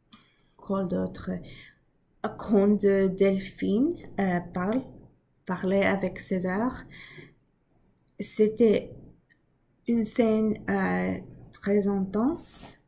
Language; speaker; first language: French; non-native, learner; English